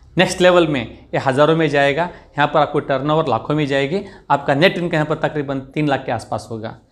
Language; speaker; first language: Hindi; non-native, local second language; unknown